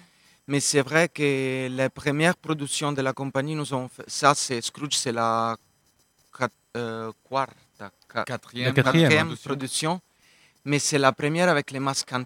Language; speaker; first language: French; non-native, local second language; Italian